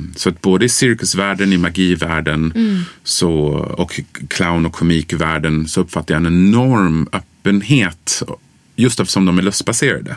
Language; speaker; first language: Swedish; early bilingual, other home language; English